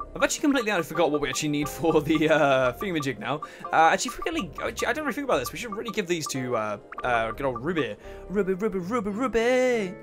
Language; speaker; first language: English; native; English